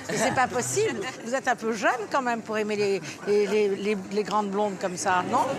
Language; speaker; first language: French; native; French